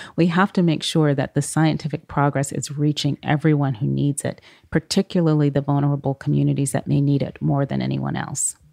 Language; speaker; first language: English; native; English